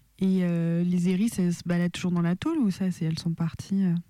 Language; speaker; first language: French; native; French